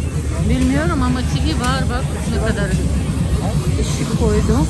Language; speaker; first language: Turkish; non-native, learner; Russian